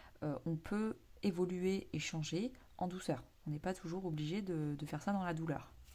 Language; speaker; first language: French; native; French